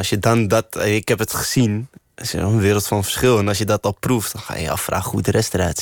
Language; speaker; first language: Dutch; early bilingual, other home language; Arabic